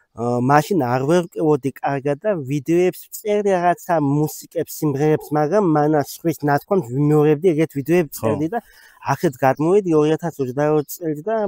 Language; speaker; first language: Georgian; non-native, local second language; Mingrelian